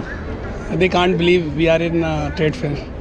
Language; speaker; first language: English; non-native, local second language; Hindi